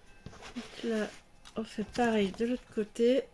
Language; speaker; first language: French; native; French